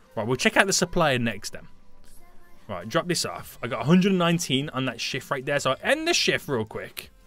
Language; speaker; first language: English; native; English